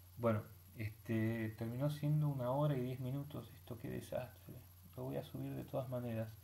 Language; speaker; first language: Spanish; early bilingual, heritage; Spanish